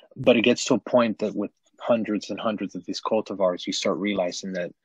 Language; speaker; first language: English; native; English